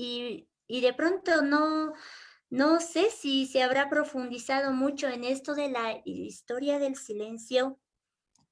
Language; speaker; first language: Spanish; native; Spanish